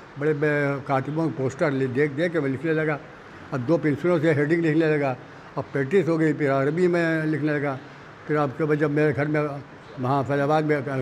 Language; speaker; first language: Urdu; native; Urdu